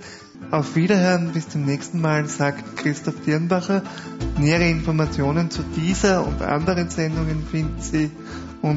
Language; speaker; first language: German; native; German